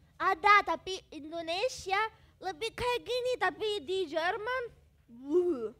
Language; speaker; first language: Indonesian; non-native, learner; German